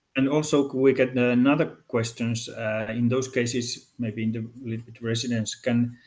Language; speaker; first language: English; non-native, fluent; Finnish